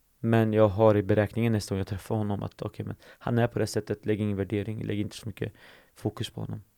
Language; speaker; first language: Swedish; early bilingual, other home language; Assyrian Neo-Aramaic